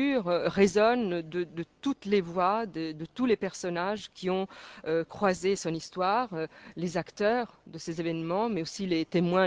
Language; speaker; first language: French; native; French